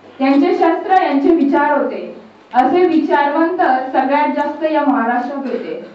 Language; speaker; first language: Marathi; non-native, local second language; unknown